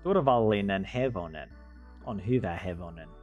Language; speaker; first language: Finnish; non-native, learner; English